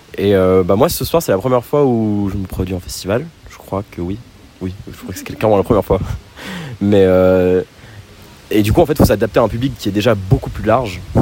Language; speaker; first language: French; native; French